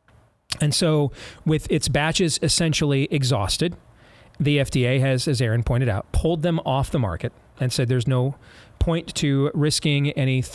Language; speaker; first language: English; native; English